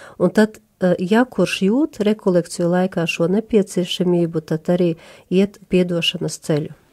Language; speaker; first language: Latvian; native; Latvian